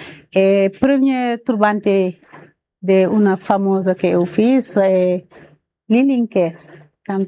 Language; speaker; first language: Portuguese; non-native, learner; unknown